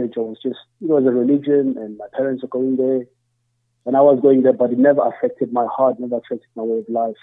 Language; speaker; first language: English; non-native, local second language; Zulu